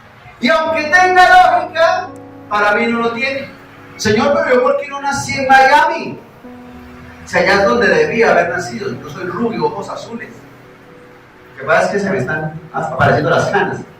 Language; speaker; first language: Spanish; native; Spanish